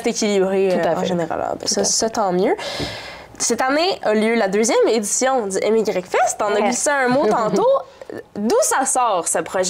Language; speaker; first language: French; native; French